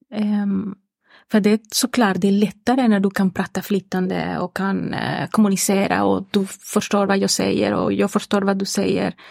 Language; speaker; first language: Swedish; non-native, fluent; Spanish